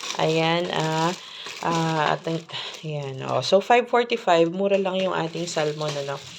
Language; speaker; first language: Filipino; native; Filipino